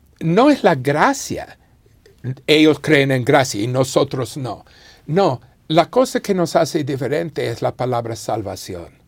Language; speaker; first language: Spanish; non-native, fluent; English